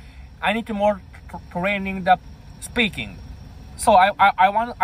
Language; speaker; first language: English; non-native, learner; Japanese